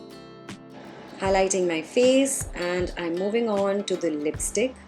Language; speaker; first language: English; non-native, local second language; Hindi